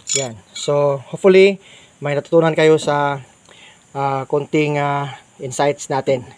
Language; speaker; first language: Filipino; non-native, local second language; Cebuano